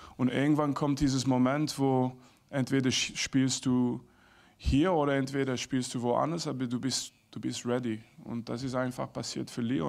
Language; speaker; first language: German; non-native, fluent; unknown